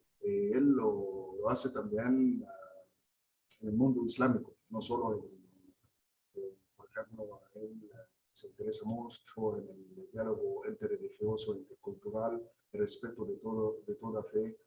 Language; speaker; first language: Spanish; non-native, fluent; Arabic